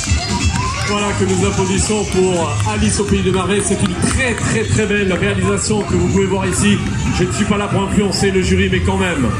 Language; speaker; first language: French; native; French